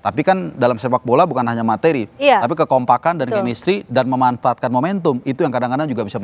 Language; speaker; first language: Indonesian; native; Indonesian